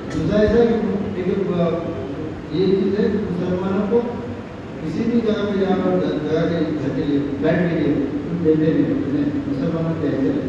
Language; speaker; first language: Hindi; native; Hindi